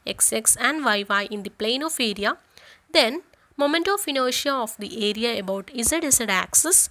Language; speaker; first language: English; non-native, local second language; Malayalam